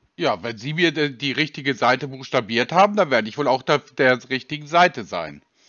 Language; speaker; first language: German; native; German